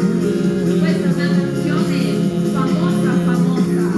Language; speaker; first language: Italian; non-native, fluent; Spanish